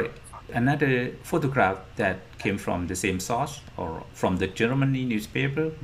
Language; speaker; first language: English; non-native, fluent; Thai